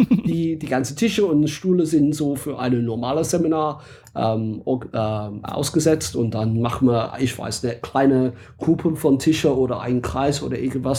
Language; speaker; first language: German; non-native, fluent; English